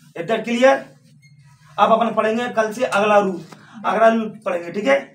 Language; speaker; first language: Hindi; native; Hindi